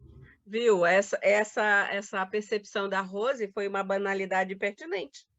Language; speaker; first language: Portuguese; native; Portuguese